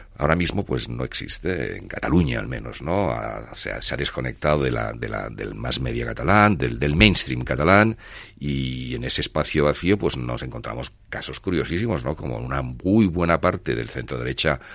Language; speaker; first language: Spanish; non-native, local second language; Catalan